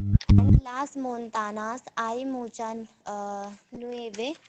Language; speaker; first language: Spanish; non-native, learner; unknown